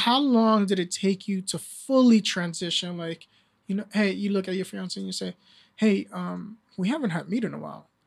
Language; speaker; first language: English; early bilingual, other home language; Spanish